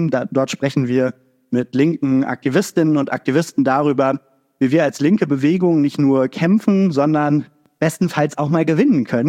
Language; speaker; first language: German; native; German